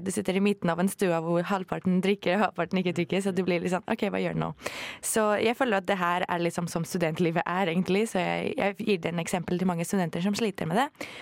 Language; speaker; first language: Norwegian; non-native, fluent; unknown